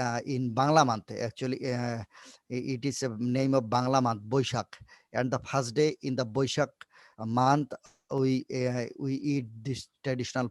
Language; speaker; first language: English; non-native, local second language; Bangla